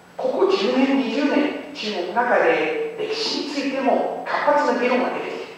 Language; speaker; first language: Japanese; non-native, fluent; Chinese